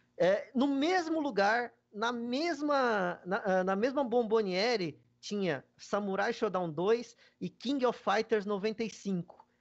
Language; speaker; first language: Portuguese; native; Portuguese